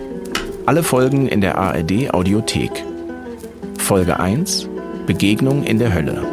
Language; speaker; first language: German; native; German